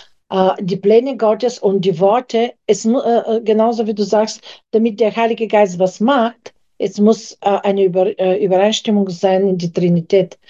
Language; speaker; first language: German; non-native, fluent; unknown